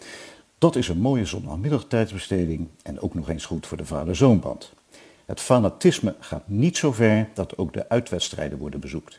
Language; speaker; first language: Dutch; native; Dutch